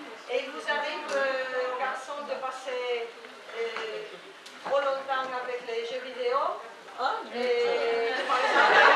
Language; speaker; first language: French; non-native, fluent; Spanish